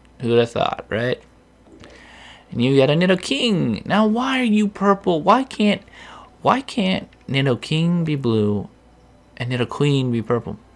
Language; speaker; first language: English; native; English